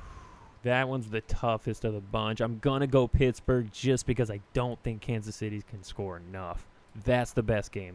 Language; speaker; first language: English; native; English